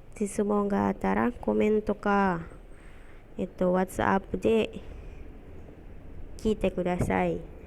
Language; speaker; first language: Japanese; non-native, fluent; Indonesian